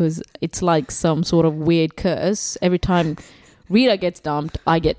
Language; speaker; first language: English; native; English